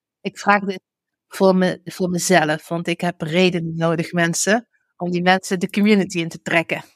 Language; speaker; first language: Dutch; native; Dutch